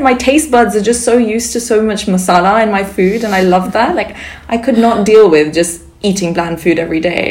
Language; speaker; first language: English; non-native, fluent; Sindhi